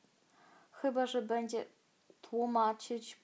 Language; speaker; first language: Polish; non-native, learner; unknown